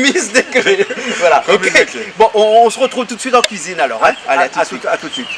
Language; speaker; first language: French; native; French